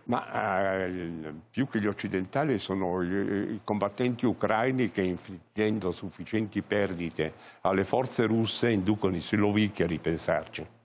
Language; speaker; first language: Italian; native; Italian